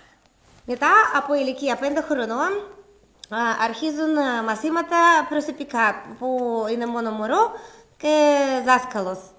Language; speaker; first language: Greek; non-native, learner; Russian